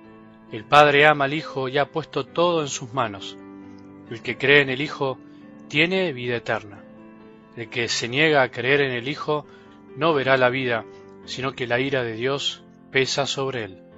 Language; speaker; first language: Spanish; native; Spanish